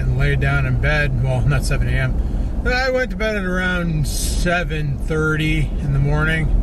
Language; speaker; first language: English; native; English